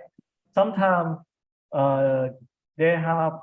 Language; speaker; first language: English; non-native, fluent; Thai